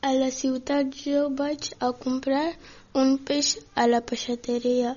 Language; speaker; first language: Catalan; non-native, learner; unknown